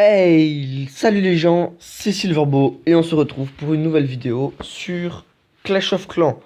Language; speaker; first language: French; native; French